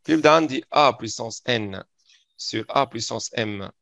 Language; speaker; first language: French; non-native, local second language; Arabic